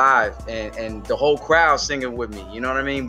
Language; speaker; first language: English; native; English